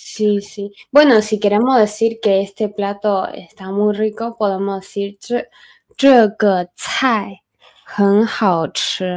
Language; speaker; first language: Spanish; non-native, fluent; Chinese